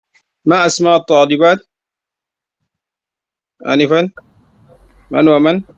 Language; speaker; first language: Arabic; non-native, fluent; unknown